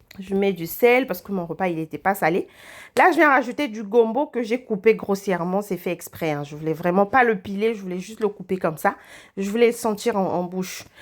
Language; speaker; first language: French; non-native, local second language; Lingala